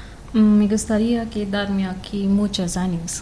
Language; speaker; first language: Spanish; non-native, learner; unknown